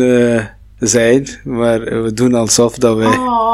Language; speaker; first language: Dutch; non-native, local second language; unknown